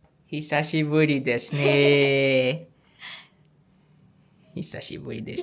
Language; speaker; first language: Japanese; non-native, learner; English